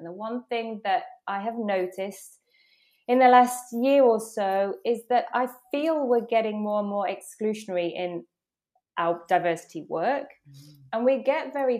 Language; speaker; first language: English; native; English